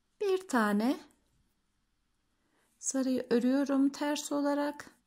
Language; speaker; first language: Turkish; native; Turkish